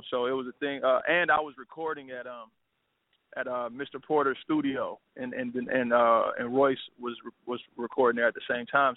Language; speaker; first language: English; native; English